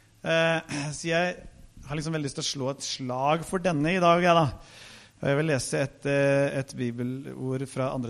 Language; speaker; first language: Norwegian; native; Norwegian